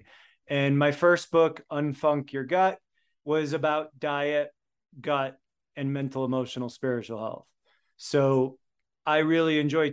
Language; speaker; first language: English; early bilingual, other home language; Polish